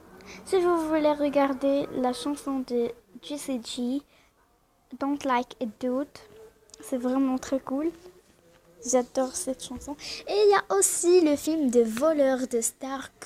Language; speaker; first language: French; non-native, learner; Arabic